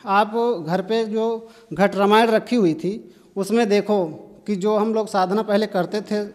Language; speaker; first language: Hindi; native; Hindi